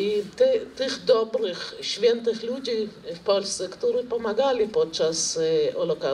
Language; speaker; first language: Polish; non-native, learner; Russian